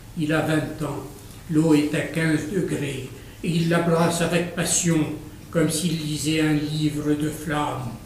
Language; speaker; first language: French; non-native, local second language; Arabic